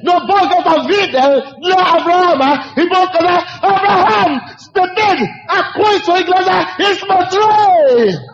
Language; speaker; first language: Russian; non-native, fluent; Yoruba